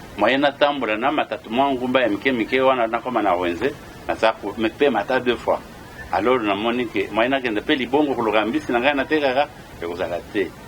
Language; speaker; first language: Lingala; native; Lingala